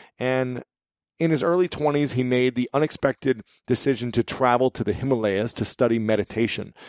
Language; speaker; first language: English; native; English